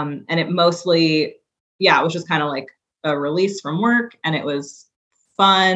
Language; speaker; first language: English; native; English